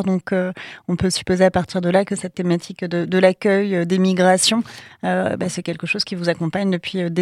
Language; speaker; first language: French; native; French